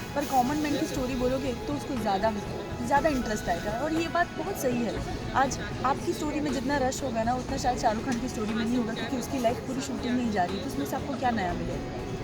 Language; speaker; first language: Hindi; non-native, local second language; Gujarati